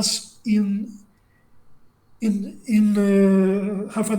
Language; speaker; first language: English; non-native, learner; Russian